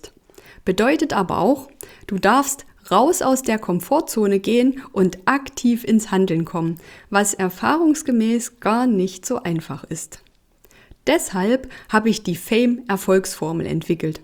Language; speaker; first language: German; native; German